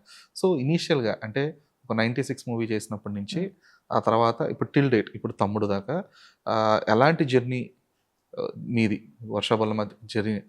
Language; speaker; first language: Telugu; native; Telugu